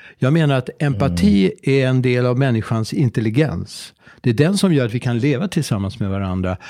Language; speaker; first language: Swedish; native; Swedish